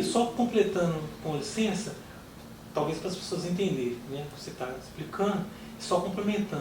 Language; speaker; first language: Portuguese; native; Portuguese